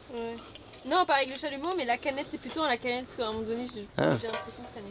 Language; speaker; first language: French; native; French